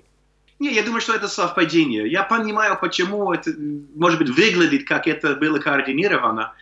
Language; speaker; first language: Russian; non-native, fluent; English